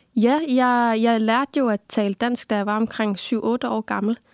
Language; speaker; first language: Danish; non-native, local second language; Kalaallisut